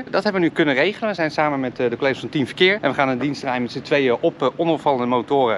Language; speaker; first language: Dutch; native; Dutch